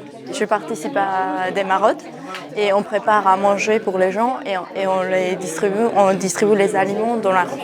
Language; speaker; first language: French; non-native, fluent; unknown